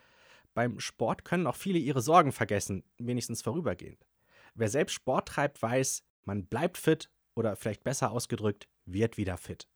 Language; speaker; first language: German; native; German